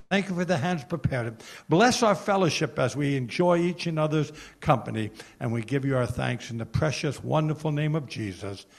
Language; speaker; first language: English; native; English